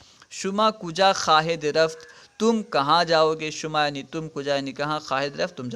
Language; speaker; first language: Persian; non-native, learner; Urdu